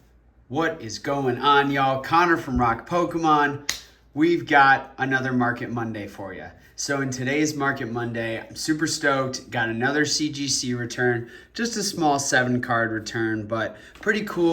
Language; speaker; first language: English; native; English